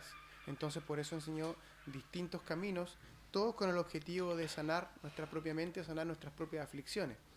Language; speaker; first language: Spanish; native; Spanish